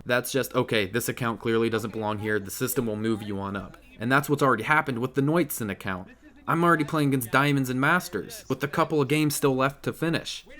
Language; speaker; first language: English; native; English